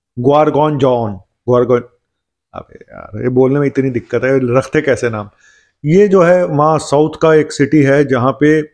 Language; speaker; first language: Hindi; native; Hindi